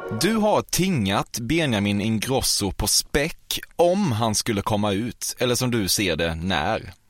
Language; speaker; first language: Swedish; native; Swedish